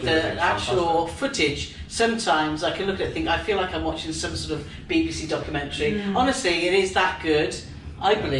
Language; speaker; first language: English; native; English